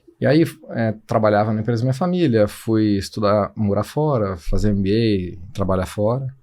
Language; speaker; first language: Portuguese; native; Portuguese